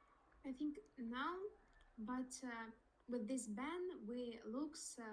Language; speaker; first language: English; non-native, learner; Russian